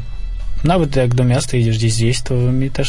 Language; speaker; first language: Polish; non-native, fluent; Russian